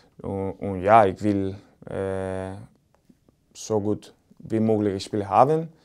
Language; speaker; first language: German; non-native, learner; Spanish